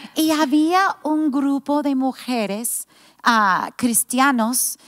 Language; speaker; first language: Spanish; non-native, fluent; English